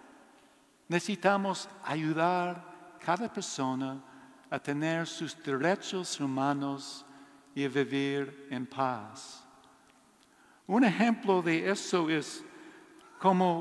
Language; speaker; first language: Spanish; non-native, learner; English